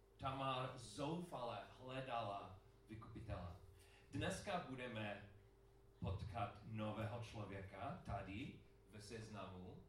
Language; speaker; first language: Czech; non-native, learner; English